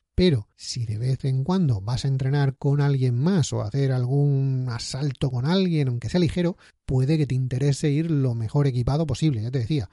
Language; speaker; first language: Spanish; native; Spanish